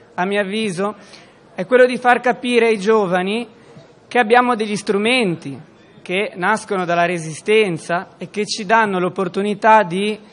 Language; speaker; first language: Italian; native; Italian